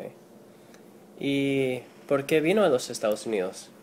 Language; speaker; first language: Spanish; non-native, learner; English